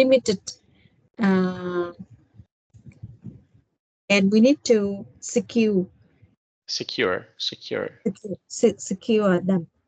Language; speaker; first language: English; non-native, learner; Vietnamese